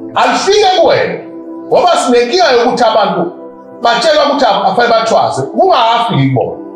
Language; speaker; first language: Zulu; native; Zulu